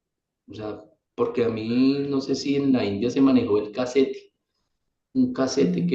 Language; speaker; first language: Spanish; native; Spanish